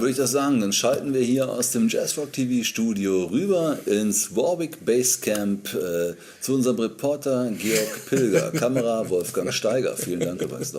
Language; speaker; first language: German; native; German